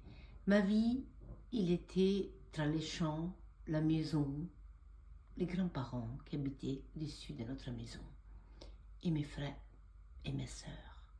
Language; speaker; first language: French; non-native, fluent; Italian